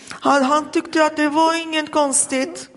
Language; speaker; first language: Swedish; non-native, fluent; Arabic